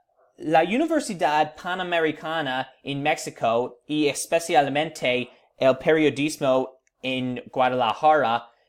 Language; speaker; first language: Spanish; non-native, learner; English